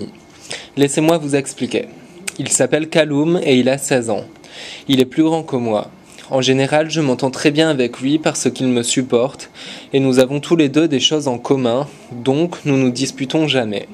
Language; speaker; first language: French; non-native, learner; English